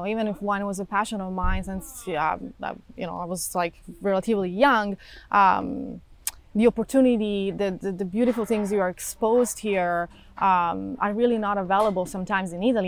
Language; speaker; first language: English; non-native, fluent; Italian